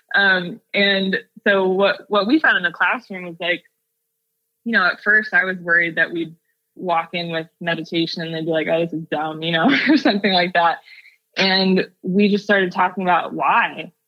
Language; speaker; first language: English; native; English